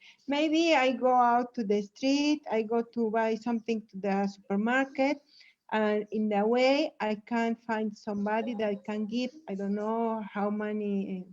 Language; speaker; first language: English; non-native, learner; Spanish